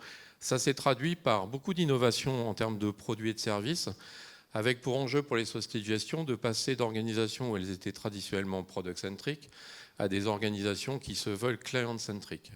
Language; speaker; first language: French; native; French